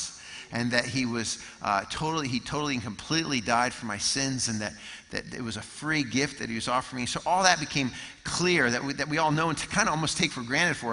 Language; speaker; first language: English; native; English